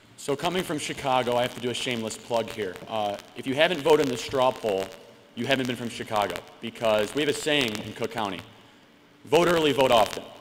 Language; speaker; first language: English; native; English